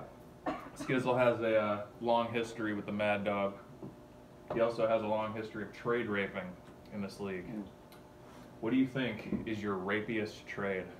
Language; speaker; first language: English; native; English